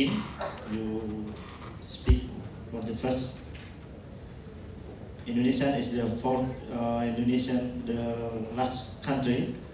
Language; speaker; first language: English; non-native, learner; Indonesian